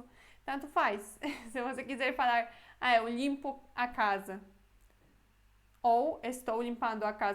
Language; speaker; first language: Portuguese; non-native, fluent; Polish